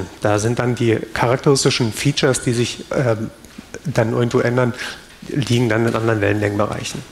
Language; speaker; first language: German; native; German